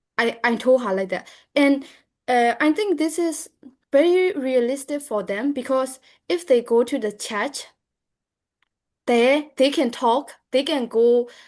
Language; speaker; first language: English; non-native, learner; Burmese